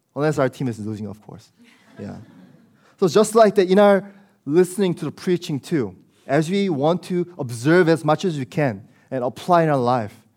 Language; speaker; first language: English; early bilingual, other home language; Korean